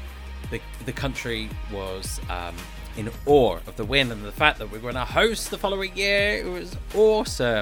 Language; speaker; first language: English; native; English